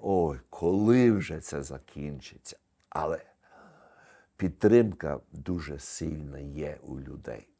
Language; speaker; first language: Ukrainian; early bilingual, heritage; Ukrainian